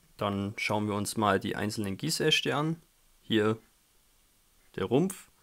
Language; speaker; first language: German; native; German